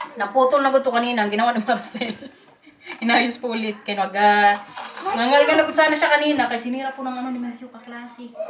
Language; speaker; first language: Filipino; non-native, local second language; Waray